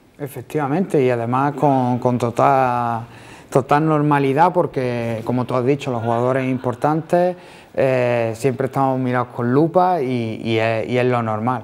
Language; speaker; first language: Spanish; native; Spanish